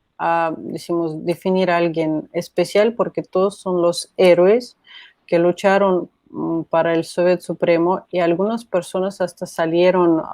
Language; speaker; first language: Spanish; non-native, fluent; Russian